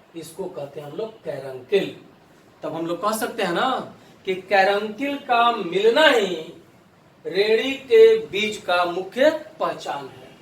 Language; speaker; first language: Hindi; native; Hindi